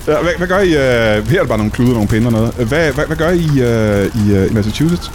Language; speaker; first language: Danish; native; Danish